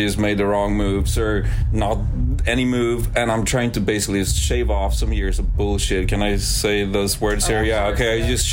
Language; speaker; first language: English; non-native, fluent; Swedish